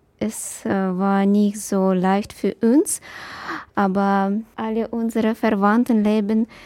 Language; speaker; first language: German; non-native, learner; Russian